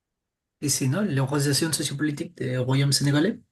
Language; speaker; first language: French; non-native, fluent; Catalan